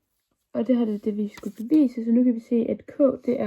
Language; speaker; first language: Danish; native; Danish